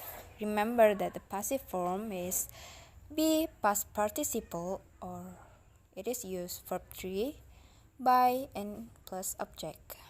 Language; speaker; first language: English; non-native, learner; Indonesian